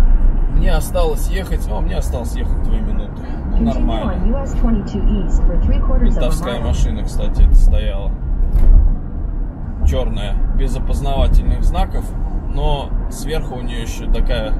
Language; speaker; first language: Russian; native; Russian